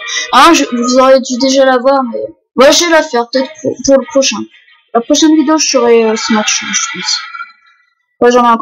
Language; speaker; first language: French; native; French